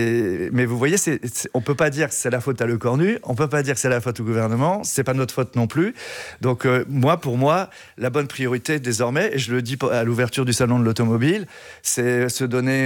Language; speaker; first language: French; native; French